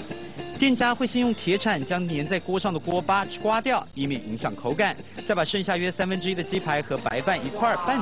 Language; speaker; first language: Chinese; native; Chinese